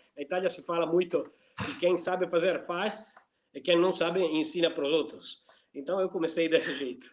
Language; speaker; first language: Portuguese; non-native, fluent; Italian